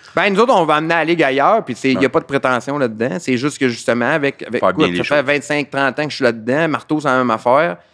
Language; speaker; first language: French; native; French